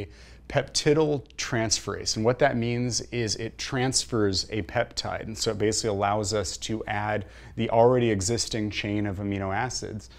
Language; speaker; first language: English; native; English